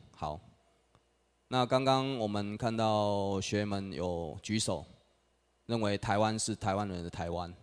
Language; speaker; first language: Chinese; native; Chinese